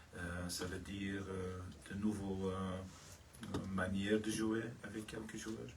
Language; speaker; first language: French; non-native, learner; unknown